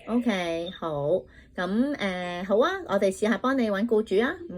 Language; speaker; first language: Cantonese; native; Cantonese